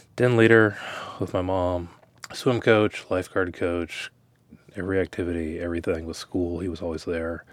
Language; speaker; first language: English; native; English